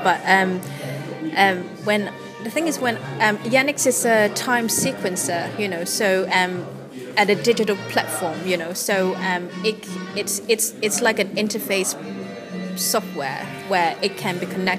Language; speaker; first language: English; non-native, local second language; Cantonese